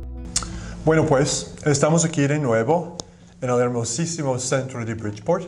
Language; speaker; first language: Spanish; non-native, fluent; English